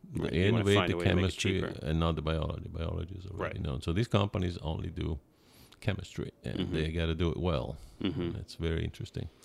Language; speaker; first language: English; non-native, fluent; Italian